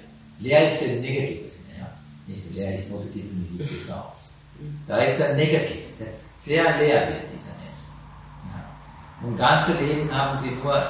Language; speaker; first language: German; non-native, learner; Sinhala